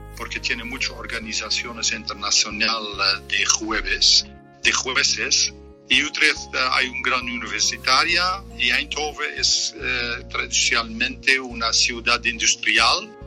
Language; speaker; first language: Spanish; non-native, fluent; Dutch